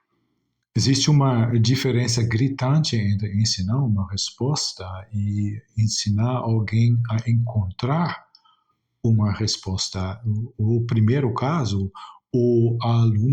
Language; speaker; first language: Portuguese; non-native, fluent; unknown